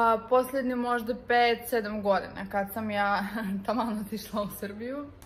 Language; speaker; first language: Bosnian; non-native, fluent; Russian